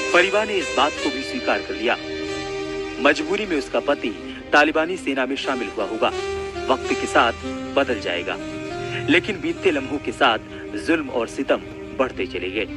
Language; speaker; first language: Hindi; native; Hindi